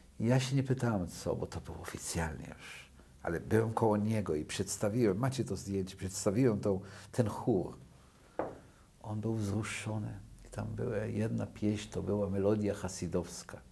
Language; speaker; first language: Polish; early bilingual, other home language; Yiddish